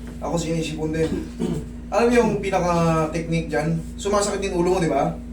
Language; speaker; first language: Filipino; non-native, local second language; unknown